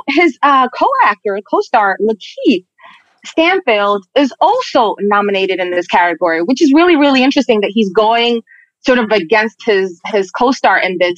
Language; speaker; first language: English; native; English